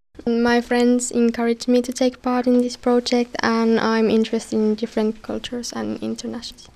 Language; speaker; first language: English; non-native, fluent; Finnish